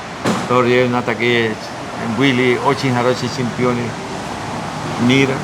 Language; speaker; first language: Russian; non-native, learner; Spanish